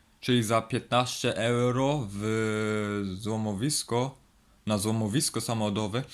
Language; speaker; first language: Polish; early bilingual, heritage; Polish